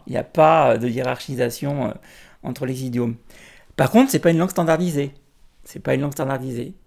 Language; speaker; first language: French; native; French